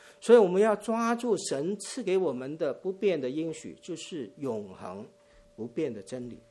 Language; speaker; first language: Chinese; non-native, local second language; Cantonese